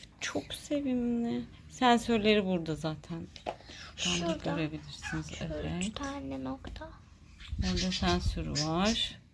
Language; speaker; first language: Turkish; native; Turkish